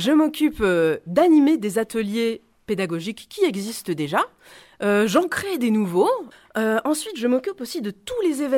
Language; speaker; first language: French; native; French